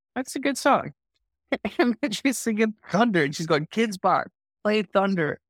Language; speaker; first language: English; native; English